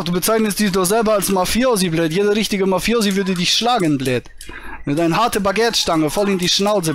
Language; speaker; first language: German; native; German